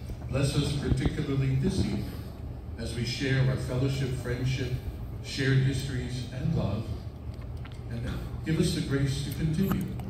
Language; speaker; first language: English; native; English